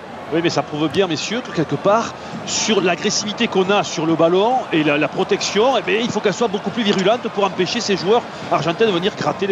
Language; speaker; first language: French; native; French